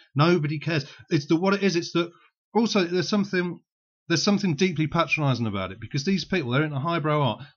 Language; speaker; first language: English; native; English